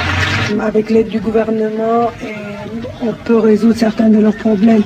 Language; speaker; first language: French; non-native, fluent; Persian